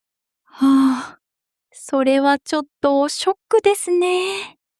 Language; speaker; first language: Japanese; non-native, fluent; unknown